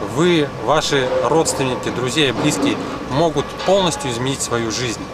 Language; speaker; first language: Russian; native; Russian